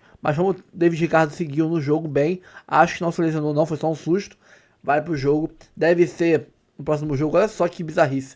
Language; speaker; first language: Portuguese; native; Portuguese